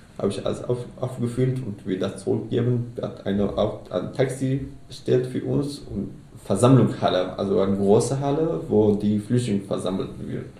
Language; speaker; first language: German; non-native, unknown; Arabic